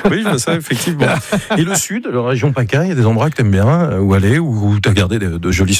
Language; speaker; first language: French; native; French